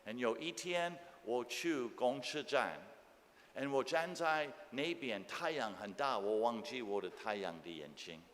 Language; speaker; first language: Chinese; non-native, fluent; English